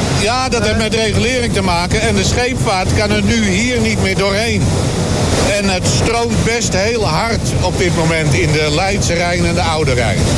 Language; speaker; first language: Dutch; native; Dutch